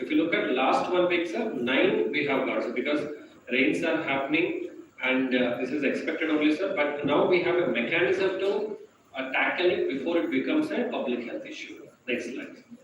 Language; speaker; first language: English; non-native, local second language; Telugu